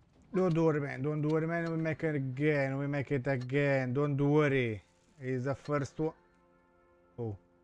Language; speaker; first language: English; non-native, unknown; Romanian